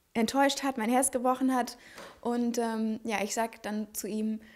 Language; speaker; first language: German; native; German